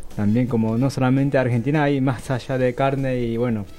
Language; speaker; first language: Spanish; non-native, learner; Japanese